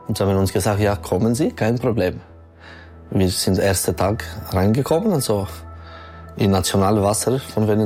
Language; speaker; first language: German; non-native, local second language; French